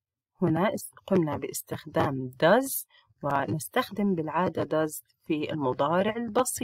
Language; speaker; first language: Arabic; native; Arabic